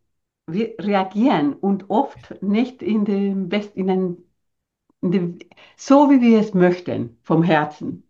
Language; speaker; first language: German; non-native, fluent; Spanish